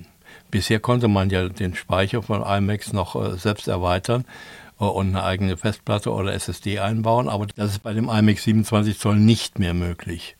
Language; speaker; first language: German; native; German